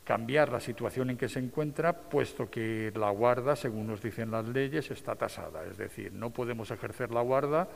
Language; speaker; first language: Spanish; non-native, local second language; Catalan